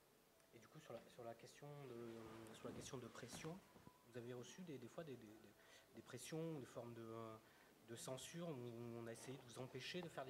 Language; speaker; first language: French; native; French